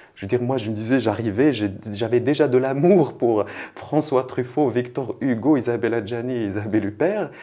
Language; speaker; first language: French; non-native, local second language; Arabic